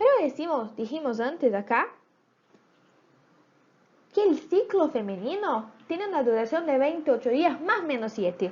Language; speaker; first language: Spanish; native; Spanish